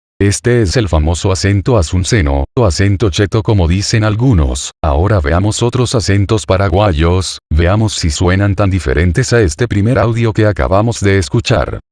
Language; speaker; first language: Spanish; native; Spanish